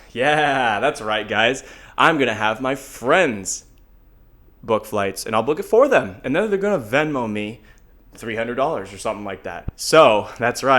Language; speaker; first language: English; native; English